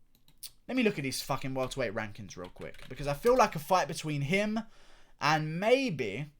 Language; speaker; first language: English; native; English